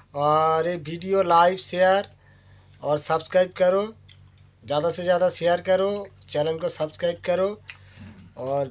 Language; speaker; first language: Hindi; non-native, local second language; Bangla